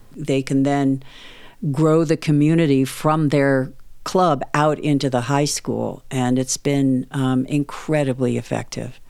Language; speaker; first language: English; native; English